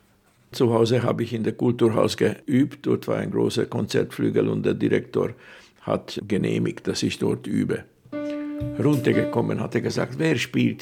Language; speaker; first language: German; non-native, fluent; Hungarian